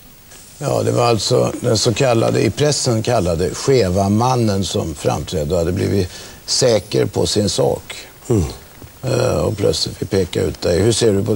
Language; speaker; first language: Swedish; native; Swedish